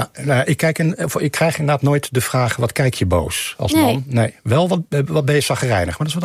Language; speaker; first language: Dutch; native; Dutch